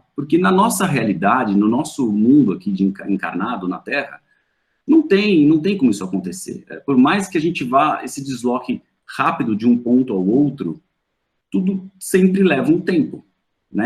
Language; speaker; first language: Portuguese; native; Portuguese